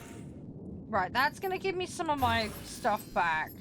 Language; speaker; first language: English; native; English